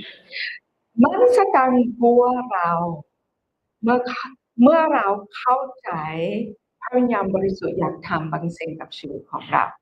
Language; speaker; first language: Thai; non-native, fluent; English